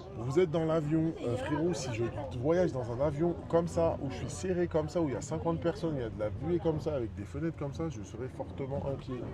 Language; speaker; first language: French; native; French